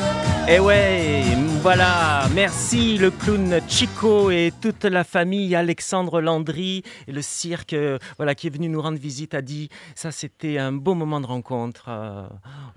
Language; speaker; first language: French; native; French